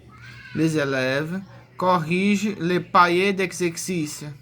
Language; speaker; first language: French; non-native, learner; Portuguese